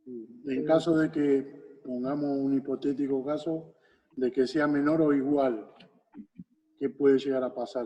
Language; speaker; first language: Spanish; native; Spanish